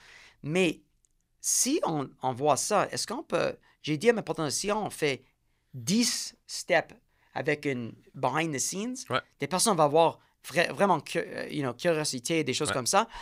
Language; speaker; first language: French; non-native, learner; English